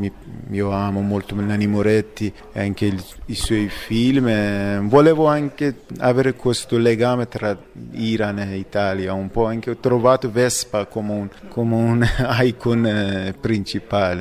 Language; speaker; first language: Italian; non-native, fluent; Persian